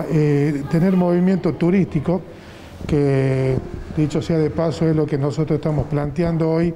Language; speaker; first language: Spanish; native; Spanish